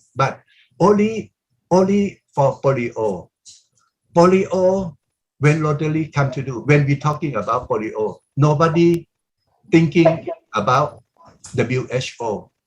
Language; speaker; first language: English; non-native, learner; Thai